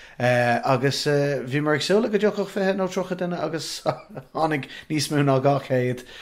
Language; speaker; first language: Irish; non-native, local second language; English